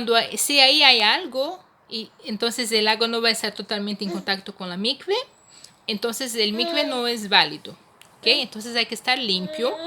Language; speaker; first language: Spanish; non-native, fluent; Portuguese